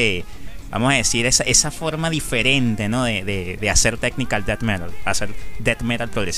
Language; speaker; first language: Spanish; native; Spanish